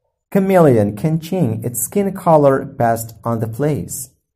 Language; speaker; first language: English; non-native, fluent; Indonesian